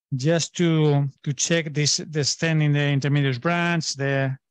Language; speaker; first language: English; non-native, fluent; Spanish